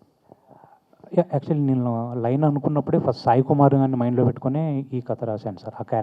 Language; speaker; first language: Telugu; native; Telugu